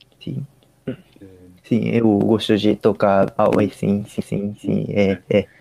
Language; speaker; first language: Portuguese; non-native, learner; Japanese